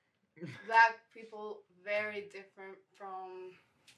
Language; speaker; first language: English; non-native, fluent; Spanish